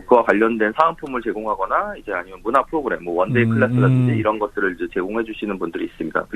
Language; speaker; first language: Korean; native; Korean